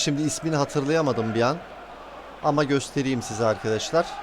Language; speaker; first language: Turkish; native; Turkish